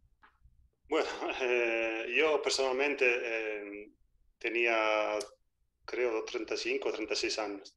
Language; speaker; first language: Spanish; non-native, fluent; Italian